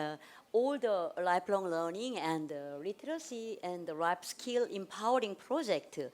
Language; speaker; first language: English; non-native, learner; Korean